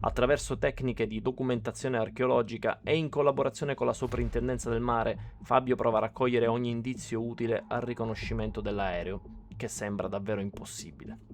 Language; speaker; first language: Italian; native; Italian